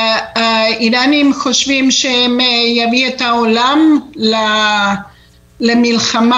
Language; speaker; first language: Hebrew; non-native, fluent; Spanish